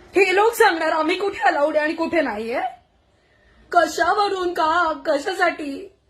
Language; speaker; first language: Marathi; native; Marathi